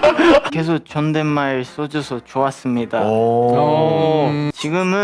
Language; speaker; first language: Korean; non-native, learner; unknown